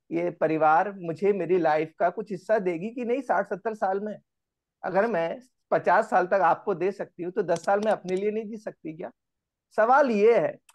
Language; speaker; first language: Hindi; native; Hindi